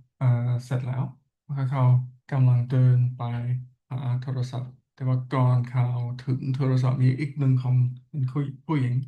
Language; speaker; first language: Thai; non-native, learner; English